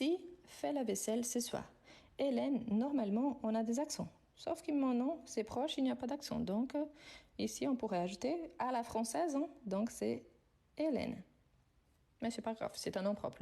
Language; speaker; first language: French; non-native, fluent; Arabic